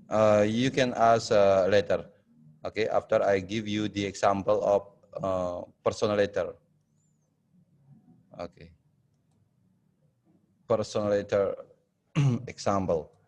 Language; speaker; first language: English; non-native, fluent; Indonesian